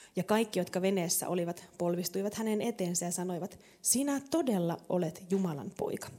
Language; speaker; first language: Finnish; native; Finnish